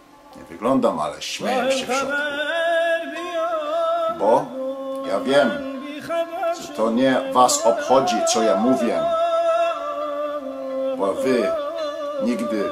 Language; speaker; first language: Polish; early bilingual, heritage; English